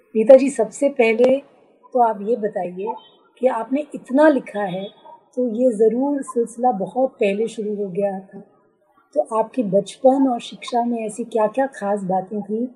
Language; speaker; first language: Hindi; native; Hindi